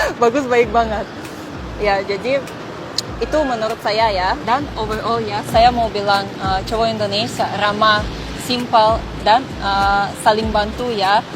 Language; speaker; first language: Indonesian; non-native, fluent; Russian